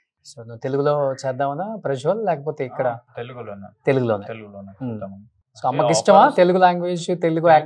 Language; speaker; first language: Telugu; native; Telugu